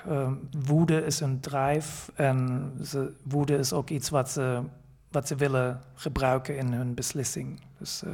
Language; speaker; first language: Dutch; non-native, fluent; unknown